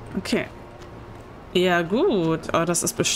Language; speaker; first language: German; native; German